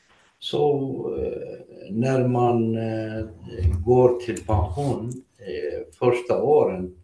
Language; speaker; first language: Swedish; non-native, fluent; Greek